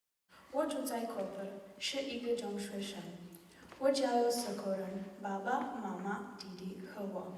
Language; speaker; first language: Chinese; non-native, learner; Slovenian